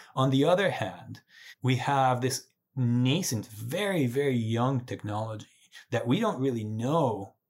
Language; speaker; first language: English; non-native, fluent; Spanish